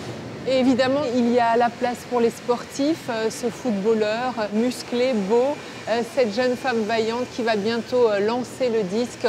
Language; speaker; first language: French; native; French